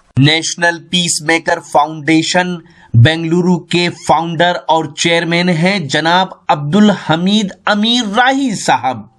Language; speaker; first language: Urdu; native; Urdu